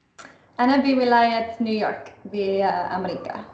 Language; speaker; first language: Arabic; non-native, fluent; English